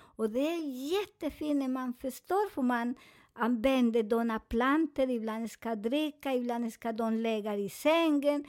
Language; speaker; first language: Swedish; non-native, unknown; Spanish